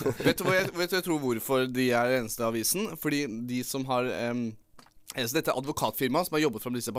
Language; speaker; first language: Norwegian; native; Norwegian